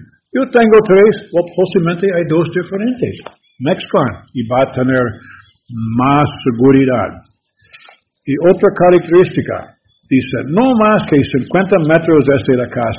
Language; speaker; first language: Spanish; non-native, learner; English